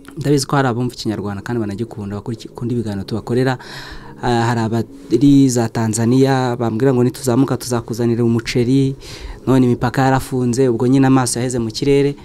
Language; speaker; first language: Kinyarwanda; native; Kinyarwanda